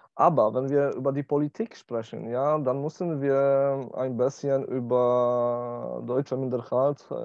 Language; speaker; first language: German; non-native, learner; Polish